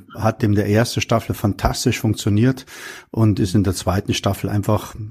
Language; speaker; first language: German; native; German